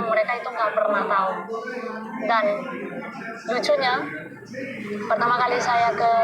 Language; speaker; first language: Indonesian; non-native, fluent; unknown